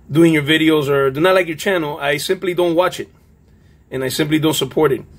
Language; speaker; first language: English; native; English